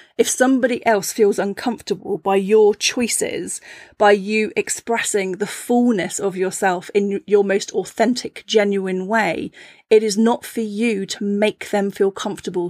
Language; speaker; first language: English; native; English